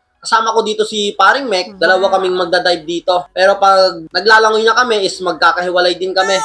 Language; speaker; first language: Filipino; non-native, local second language; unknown